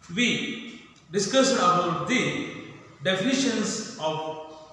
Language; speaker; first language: English; non-native, local second language; Kannada